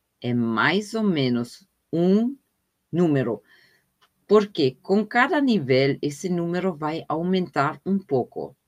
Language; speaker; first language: Portuguese; non-native, fluent; German